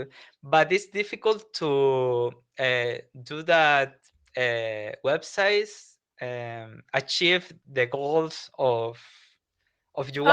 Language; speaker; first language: English; non-native, learner; Spanish